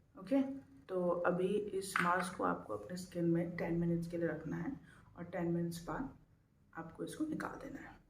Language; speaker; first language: Hindi; non-native, local second language; Assamese